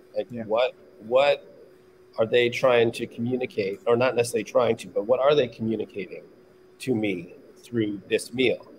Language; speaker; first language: English; native; English